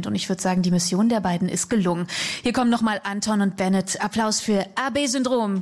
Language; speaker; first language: German; native; German